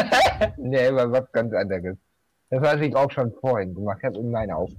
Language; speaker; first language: German; native; German